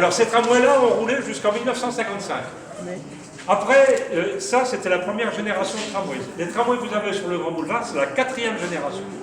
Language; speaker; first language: French; native; French